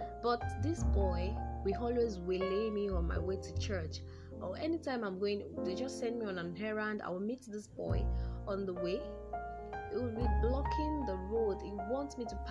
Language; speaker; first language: English; non-native, local second language; Yoruba